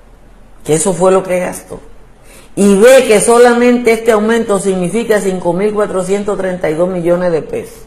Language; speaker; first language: Spanish; native; Spanish